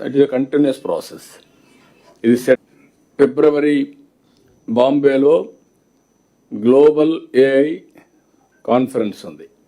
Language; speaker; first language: Telugu; native; Telugu